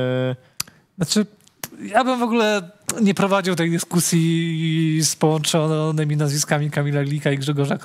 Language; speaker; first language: Polish; native; Polish